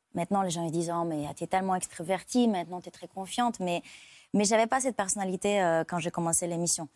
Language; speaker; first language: French; non-native, fluent; Bulgarian